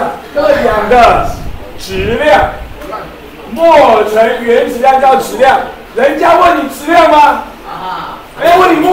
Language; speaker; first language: Chinese; native; Chinese